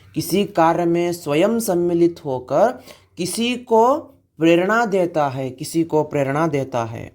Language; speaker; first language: Hindi; non-native, local second language; Kannada